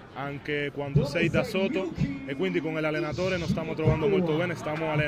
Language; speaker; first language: Italian; non-native, fluent; Spanish